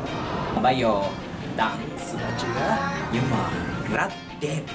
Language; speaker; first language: Vietnamese; non-native, learner; Japanese